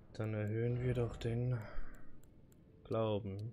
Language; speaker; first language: German; native; German